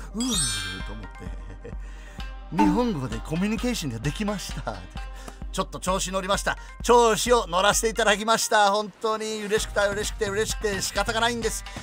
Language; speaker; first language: Japanese; non-native, fluent; English